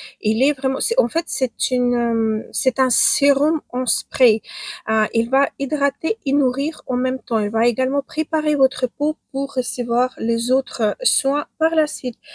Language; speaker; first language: French; non-native, fluent; Ukrainian